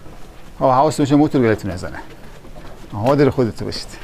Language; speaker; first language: Persian; native; Persian